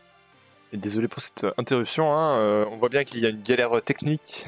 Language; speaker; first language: French; native; French